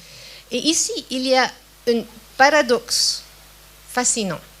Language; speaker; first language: French; non-native, fluent; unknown